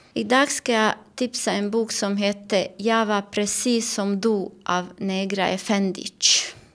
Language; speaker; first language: Swedish; non-native, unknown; Bosnian